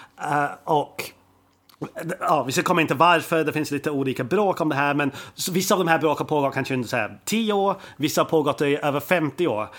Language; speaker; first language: Swedish; native; Swedish